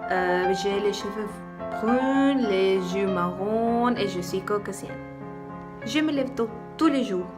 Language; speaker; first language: French; non-native, learner; Spanish